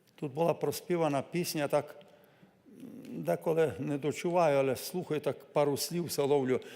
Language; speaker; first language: Ukrainian; native; Ukrainian